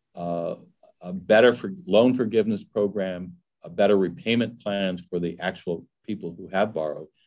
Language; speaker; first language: English; native; English